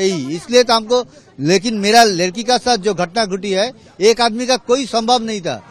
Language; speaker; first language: Hindi; non-native, local second language; Bangla